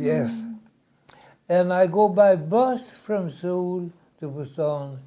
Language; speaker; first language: English; non-native, learner; Swedish